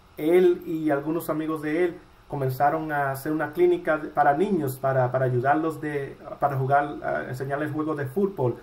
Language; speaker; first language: Spanish; early bilingual, heritage; Spanish